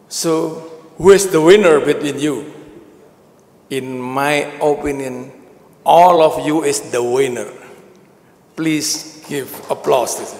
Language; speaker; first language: English; non-native, learner; Indonesian